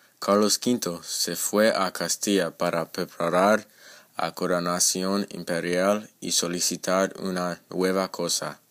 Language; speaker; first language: Spanish; non-native, learner; English